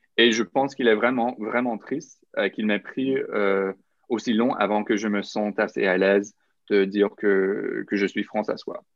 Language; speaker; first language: French; non-native, local second language; English